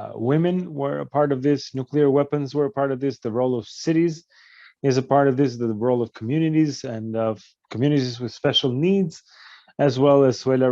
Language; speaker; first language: English; non-native, fluent; Albanian